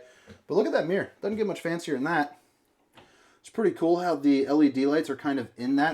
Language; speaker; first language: English; native; English